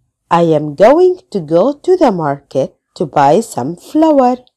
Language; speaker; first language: English; non-native, fluent; Arabic